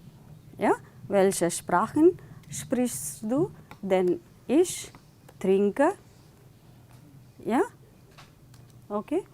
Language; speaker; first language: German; non-native, fluent; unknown